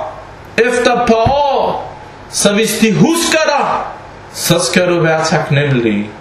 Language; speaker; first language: Danish; non-native, fluent; Arabic